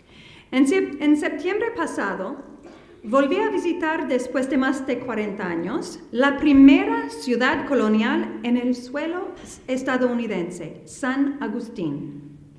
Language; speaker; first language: Spanish; non-native, fluent; English